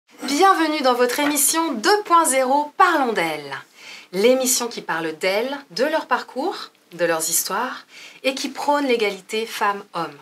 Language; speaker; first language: French; native; French